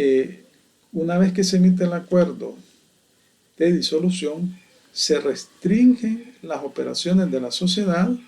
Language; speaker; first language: Spanish; native; Spanish